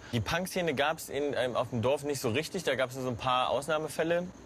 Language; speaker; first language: German; native; German